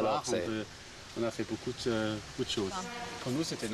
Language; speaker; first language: French; non-native, fluent; German